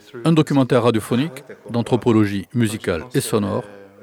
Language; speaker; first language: French; native; French